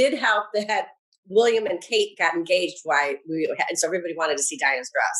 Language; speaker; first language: English; native; English